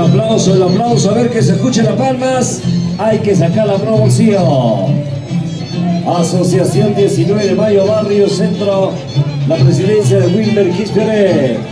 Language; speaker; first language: Spanish; native; Spanish